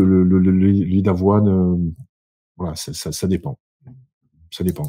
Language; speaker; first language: French; native; French